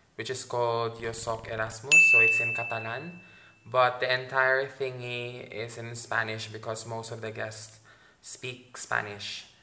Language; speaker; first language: English; non-native, local second language; Filipino